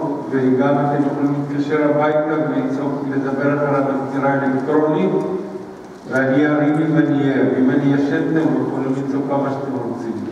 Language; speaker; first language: Hebrew; early bilingual, other home language; Spanish